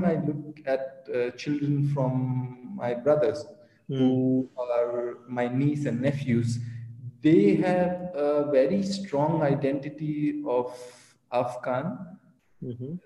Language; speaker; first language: English; non-native, local second language; Pashto